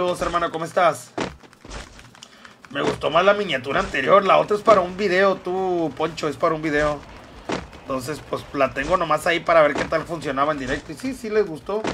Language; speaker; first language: Spanish; native; Spanish